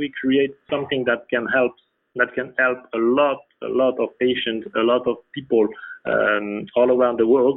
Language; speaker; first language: English; non-native, fluent; French